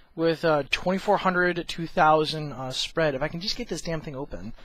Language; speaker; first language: English; native; English